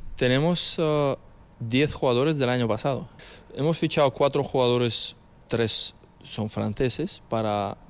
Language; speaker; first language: Spanish; non-native, fluent; Ukrainian